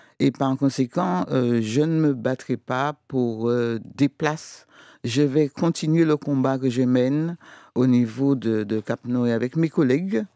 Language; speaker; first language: French; native; French